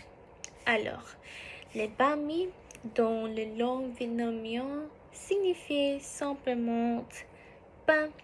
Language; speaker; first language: French; non-native, learner; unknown